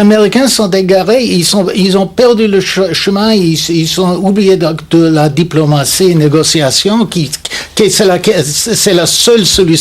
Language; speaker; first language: French; non-native, fluent; English